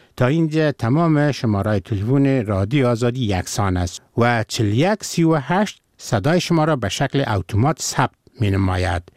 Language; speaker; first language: Persian; native; Persian